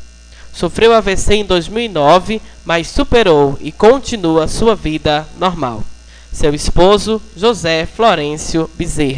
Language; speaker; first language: Portuguese; native; Portuguese